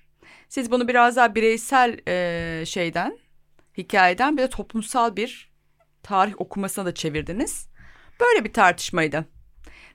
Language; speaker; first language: Turkish; native; Turkish